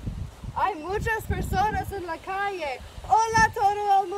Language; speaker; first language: Spanish; non-native, learner; English